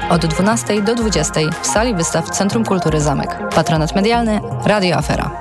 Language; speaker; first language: Polish; native; Polish